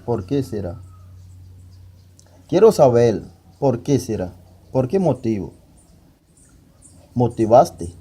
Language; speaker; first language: Spanish; non-native, learner; Haitian Creole